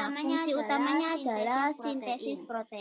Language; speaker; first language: Indonesian; native; Indonesian